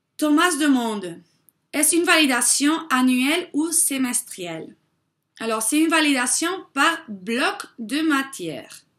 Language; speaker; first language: French; non-native, fluent; Spanish